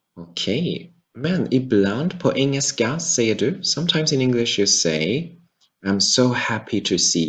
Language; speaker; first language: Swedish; non-native, fluent; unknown